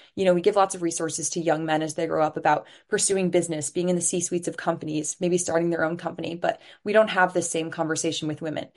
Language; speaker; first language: English; native; English